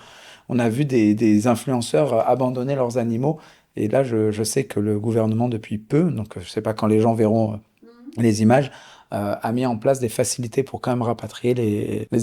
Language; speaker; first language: French; native; French